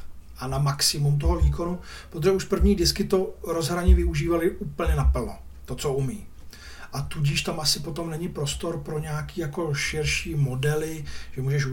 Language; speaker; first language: Czech; native; Czech